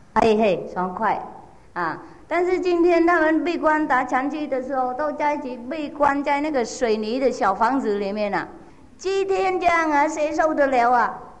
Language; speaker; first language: Chinese; non-native, fluent; Vietnamese